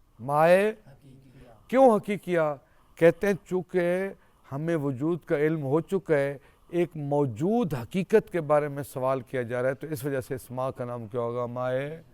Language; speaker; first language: Urdu; non-native, local second language; Saraiki